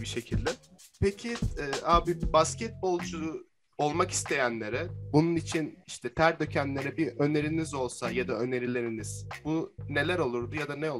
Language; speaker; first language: Turkish; native; Turkish